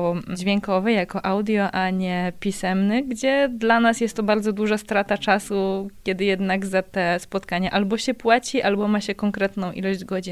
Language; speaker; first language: Polish; native; Polish